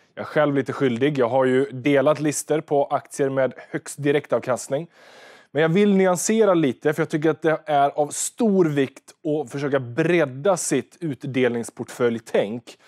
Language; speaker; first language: Swedish; native; Swedish